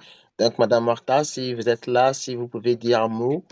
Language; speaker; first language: French; non-native, learner; English